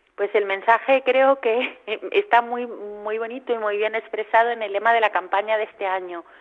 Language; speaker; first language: Spanish; native; Spanish